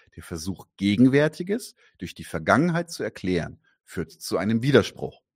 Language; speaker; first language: German; native; German